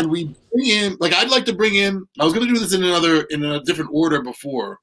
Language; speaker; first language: English; native; English